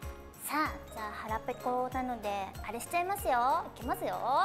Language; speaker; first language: Japanese; native; Japanese